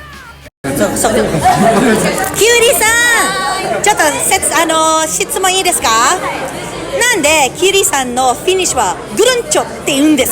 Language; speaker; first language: Japanese; non-native, learner; Filipino